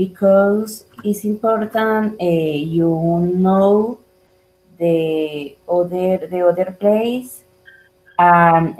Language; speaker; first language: English; non-native, learner; Spanish